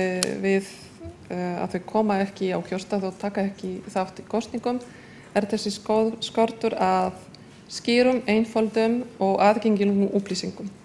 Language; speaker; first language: Icelandic; non-native, fluent; Polish